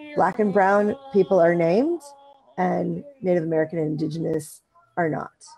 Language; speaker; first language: English; native; English